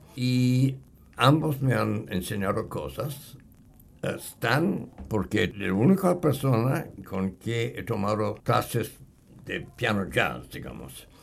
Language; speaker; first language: Spanish; non-native, fluent; English